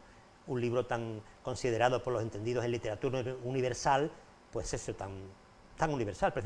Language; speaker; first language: Spanish; native; Spanish